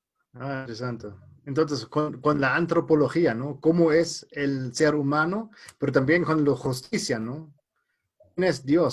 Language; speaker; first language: Spanish; non-native, fluent; German